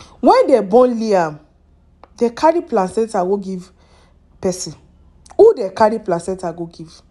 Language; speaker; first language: Nigerian Pidgin; non-native, local second language; Yoruba